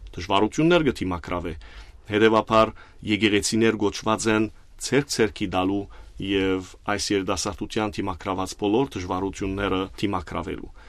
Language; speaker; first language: Armenian; early bilingual, heritage; Armenian